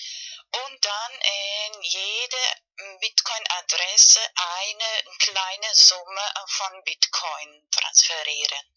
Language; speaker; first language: German; non-native, fluent; Spanish